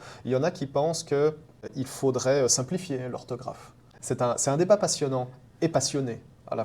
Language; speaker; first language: French; native; French